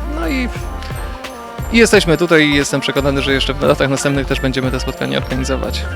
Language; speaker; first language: Polish; native; Polish